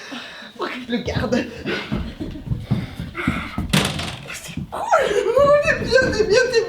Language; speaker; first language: French; native; French